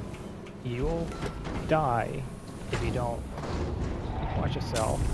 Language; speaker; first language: English; native; English